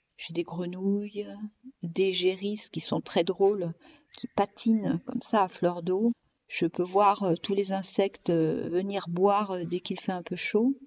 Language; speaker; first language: French; native; French